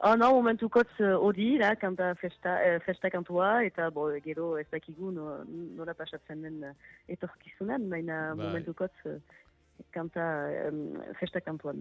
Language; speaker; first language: Basque; non-native, local second language; French